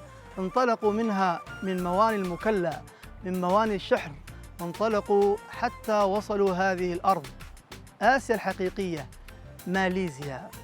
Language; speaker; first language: Arabic; native; Arabic